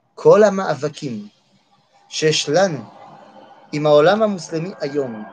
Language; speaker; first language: Hebrew; non-native, fluent; French